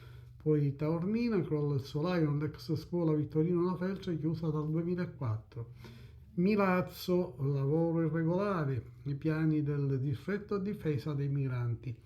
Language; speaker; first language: Italian; native; Italian